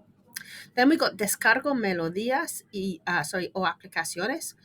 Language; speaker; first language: Spanish; non-native, fluent; English